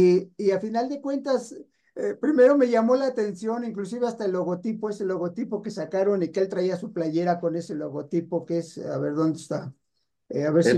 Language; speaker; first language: Spanish; native; Spanish